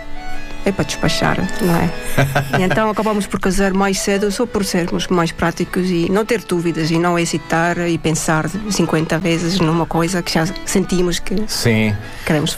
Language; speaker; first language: Portuguese; non-native, fluent; Estonian